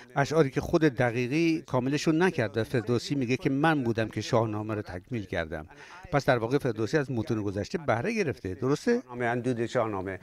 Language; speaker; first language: Persian; native; Persian